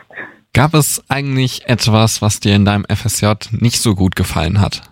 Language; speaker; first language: German; native; German